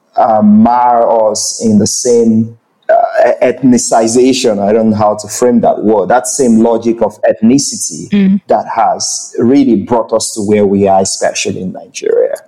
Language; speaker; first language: English; non-native, local second language; Igbo